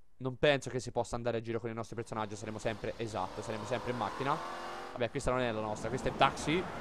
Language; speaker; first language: Italian; native; Italian